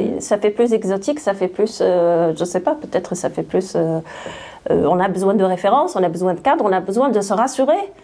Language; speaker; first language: French; non-native, local second language; Arabic